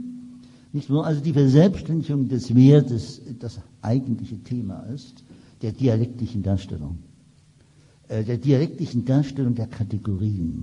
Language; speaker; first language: German; native; German